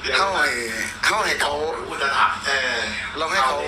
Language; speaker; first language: Thai; native; Thai